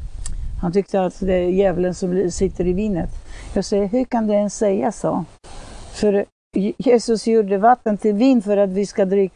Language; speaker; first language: Swedish; non-native, fluent; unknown